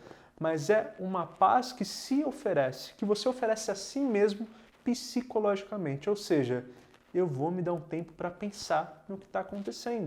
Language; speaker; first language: Portuguese; native; Portuguese